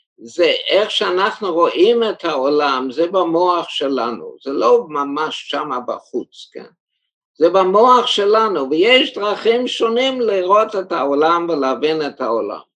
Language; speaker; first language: Hebrew; early bilingual, heritage; German